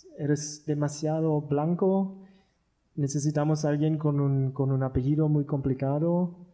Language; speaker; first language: Spanish; non-native, learner; German